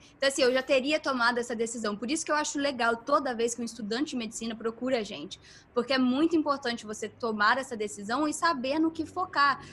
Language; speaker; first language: Portuguese; native; Portuguese